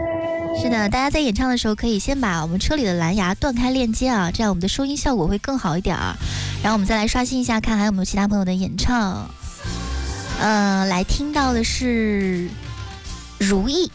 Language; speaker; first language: Chinese; native; Chinese